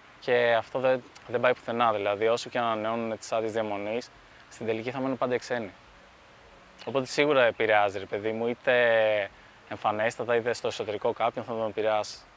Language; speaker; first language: Greek; early bilingual, other home language; Albanian